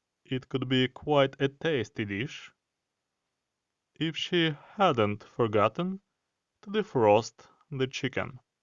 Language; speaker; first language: English; non-native, fluent; Ukrainian